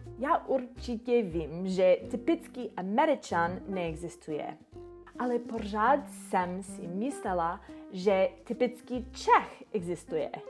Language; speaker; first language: Czech; non-native, learner; English